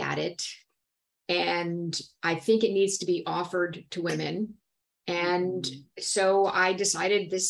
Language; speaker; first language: English; native; English